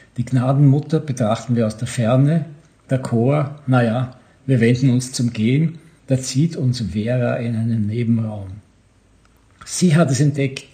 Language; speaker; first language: German; native; German